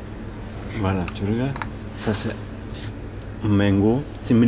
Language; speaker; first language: French; non-native, learner; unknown